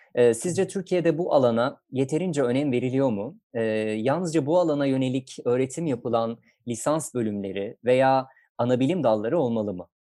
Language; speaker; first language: Turkish; native; Turkish